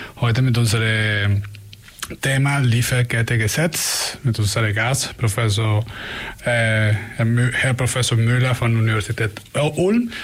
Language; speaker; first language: German; non-native, learner; Spanish